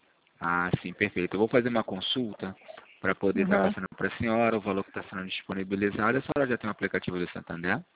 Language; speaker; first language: Portuguese; native; Portuguese